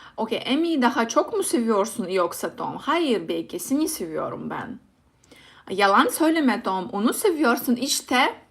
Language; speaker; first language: Turkish; non-native, learner; Russian